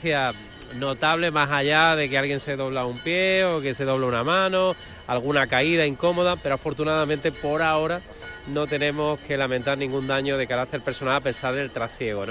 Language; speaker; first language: Spanish; native; Spanish